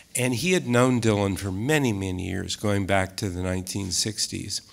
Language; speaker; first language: English; native; English